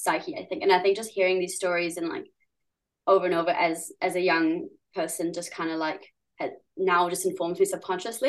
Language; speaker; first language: English; native; English